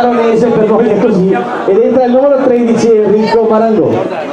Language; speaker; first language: Italian; native; Italian